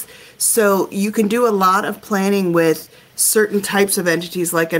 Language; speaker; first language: English; native; English